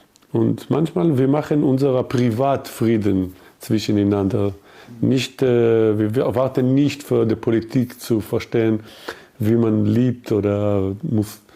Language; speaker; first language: German; non-native, learner; Hebrew